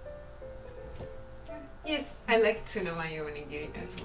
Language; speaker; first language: English; non-native, fluent; Italian